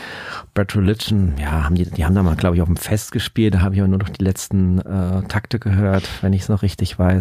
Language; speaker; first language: German; native; German